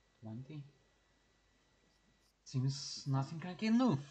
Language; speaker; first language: English; non-native, learner; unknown